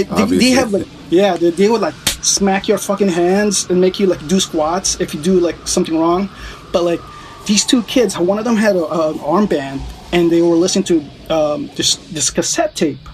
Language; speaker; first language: English; early bilingual, other home language; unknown